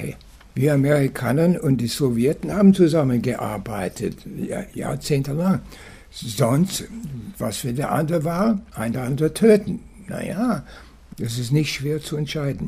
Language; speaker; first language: German; non-native, fluent; English